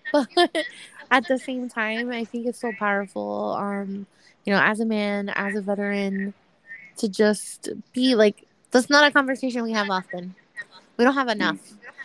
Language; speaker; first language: English; native; English